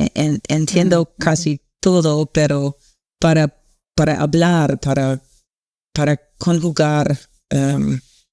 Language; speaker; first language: Spanish; non-native, learner; English